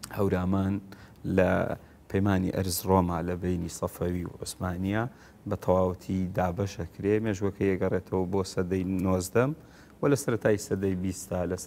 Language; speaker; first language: Central Kurdish; non-native, local second language; Gurani